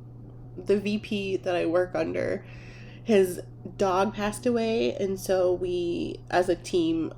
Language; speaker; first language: English; native; English